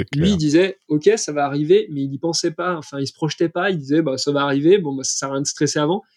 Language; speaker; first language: French; native; French